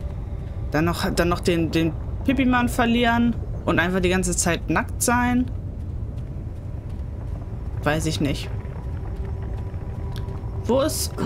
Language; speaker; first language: German; native; German